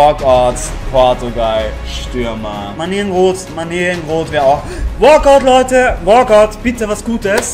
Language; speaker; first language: German; native; German